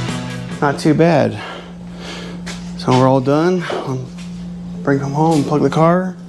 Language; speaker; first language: English; native; English